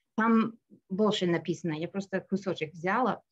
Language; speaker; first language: Russian; non-native, fluent; English